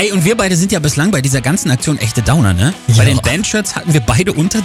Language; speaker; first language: German; native; German